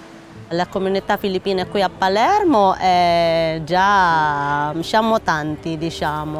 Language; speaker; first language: Italian; non-native, learner; Filipino